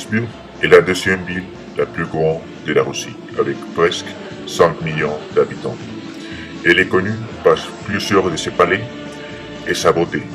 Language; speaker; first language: French; non-native, learner; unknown